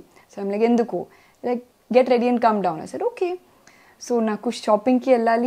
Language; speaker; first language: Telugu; non-native, local second language; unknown